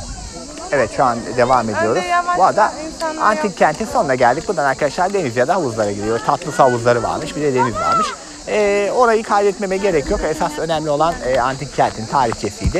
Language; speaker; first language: Turkish; native; Turkish